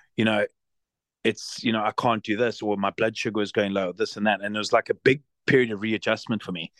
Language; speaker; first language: English; native; English